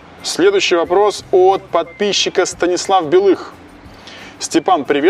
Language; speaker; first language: Russian; native; Russian